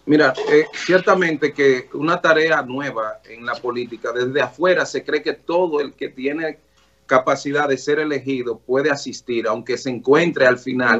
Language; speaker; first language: Spanish; native; Spanish